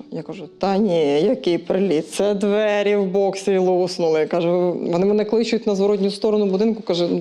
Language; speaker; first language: Ukrainian; native; Ukrainian